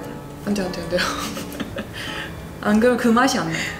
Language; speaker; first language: Korean; non-native, fluent; Italian